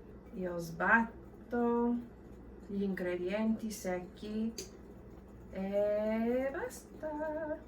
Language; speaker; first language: Italian; non-native, learner; English